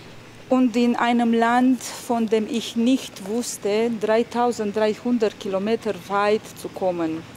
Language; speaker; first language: German; non-native, learner; Romanian